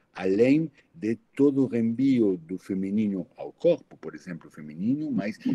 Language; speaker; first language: Portuguese; non-native, learner; Spanish